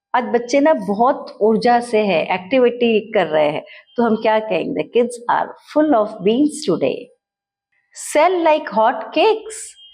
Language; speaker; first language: Hindi; native; Hindi